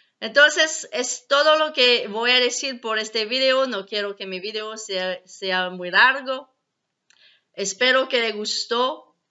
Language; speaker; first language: Spanish; non-native, learner; French